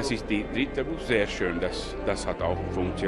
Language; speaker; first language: German; non-native, local second language; Hungarian